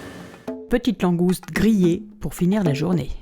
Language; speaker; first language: French; native; French